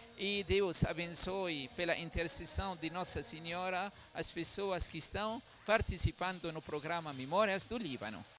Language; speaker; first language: Portuguese; non-native, fluent; Arabic